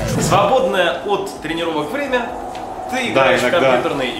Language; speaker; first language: Russian; native; Russian